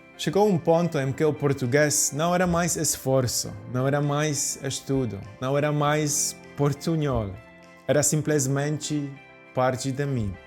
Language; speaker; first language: Portuguese; non-native, fluent; Polish